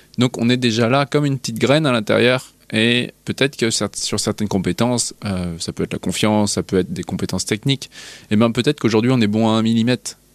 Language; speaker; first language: French; native; French